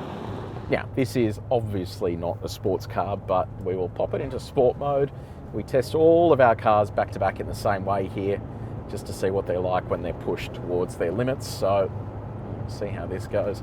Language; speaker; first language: English; native; English